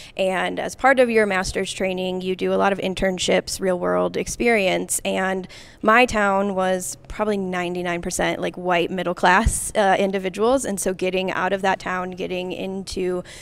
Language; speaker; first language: English; native; English